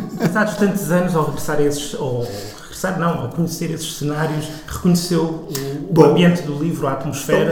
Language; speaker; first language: Portuguese; native; Portuguese